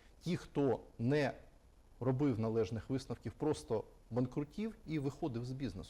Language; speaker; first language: Ukrainian; native; Ukrainian